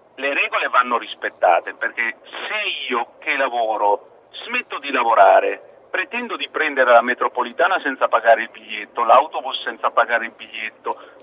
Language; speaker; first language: Italian; native; Italian